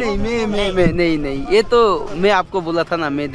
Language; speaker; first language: Hindi; non-native, learner; Bangla